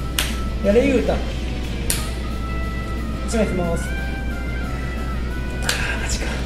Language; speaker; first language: Japanese; native; Japanese